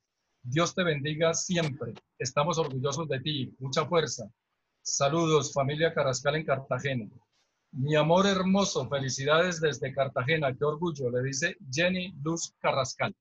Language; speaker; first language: Spanish; native; Spanish